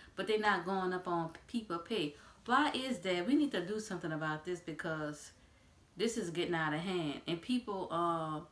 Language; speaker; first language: English; native; English